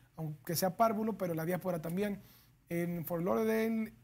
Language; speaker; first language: Spanish; native; Spanish